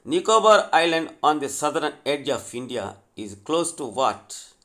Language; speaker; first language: English; non-native, local second language; Telugu